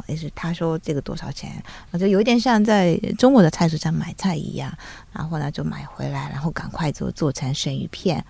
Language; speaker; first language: Chinese; non-native, fluent; Japanese